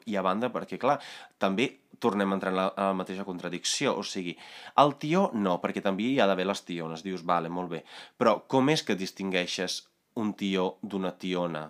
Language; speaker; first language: Catalan; non-native, fluent; Italian